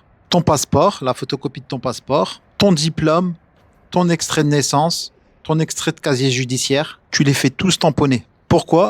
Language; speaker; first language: French; native; French